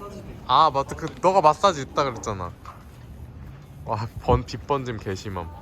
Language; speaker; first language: Korean; native; Korean